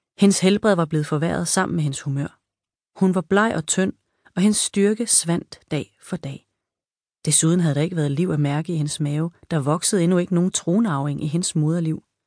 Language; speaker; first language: Danish; native; Danish